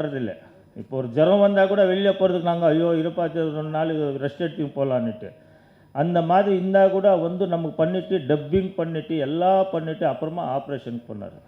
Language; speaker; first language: Tamil; non-native, learner; Kannada